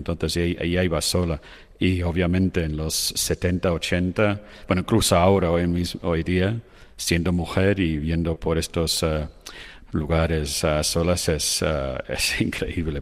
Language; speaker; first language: Spanish; non-native, fluent; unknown